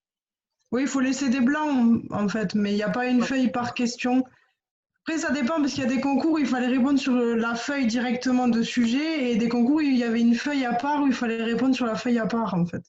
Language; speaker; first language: French; native; French